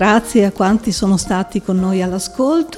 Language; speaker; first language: Italian; native; Italian